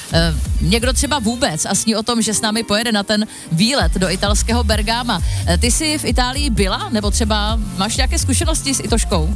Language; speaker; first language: Czech; native; Czech